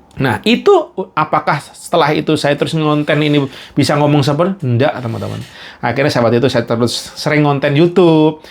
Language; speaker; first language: Indonesian; native; Indonesian